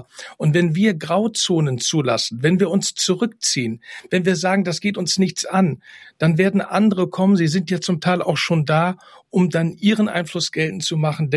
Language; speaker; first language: German; native; German